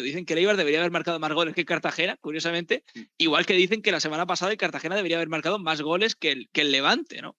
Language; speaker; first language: Spanish; native; Spanish